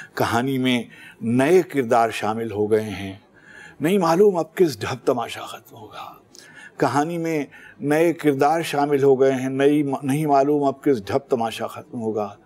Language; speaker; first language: Urdu; native; Urdu